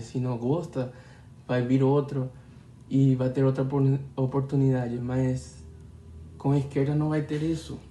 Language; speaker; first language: Portuguese; non-native, learner; Spanish